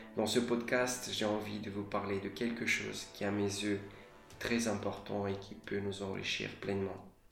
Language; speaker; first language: French; non-native, fluent; Romanian